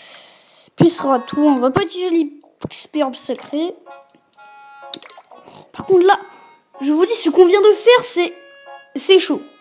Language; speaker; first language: French; native; French